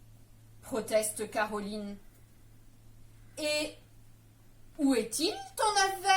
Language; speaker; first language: French; native; French